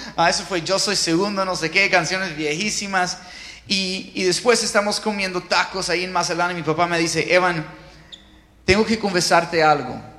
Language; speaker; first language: Spanish; non-native, fluent; English